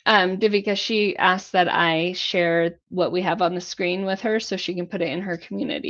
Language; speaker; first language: English; native; English